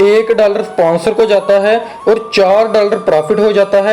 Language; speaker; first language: Hindi; native; Hindi